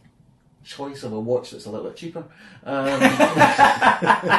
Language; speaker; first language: English; native; English